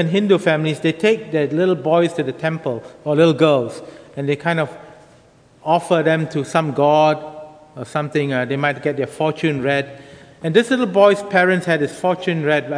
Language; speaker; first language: English; native; English